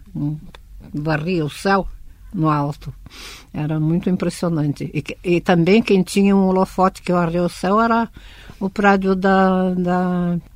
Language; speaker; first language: Portuguese; early bilingual, other home language; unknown